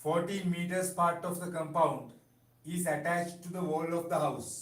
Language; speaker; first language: English; non-native, local second language; Sinhala